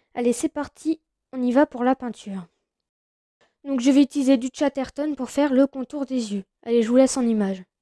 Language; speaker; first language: French; native; French